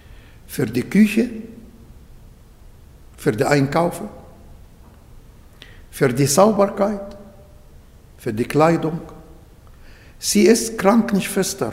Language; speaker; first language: German; non-native, learner; Arabic